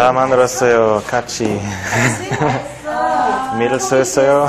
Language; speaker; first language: Korean; non-native, learner; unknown